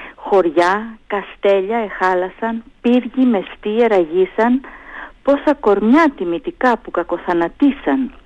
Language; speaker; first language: Greek; native; Greek